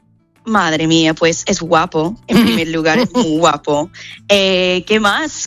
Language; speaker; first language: Spanish; non-native, fluent; English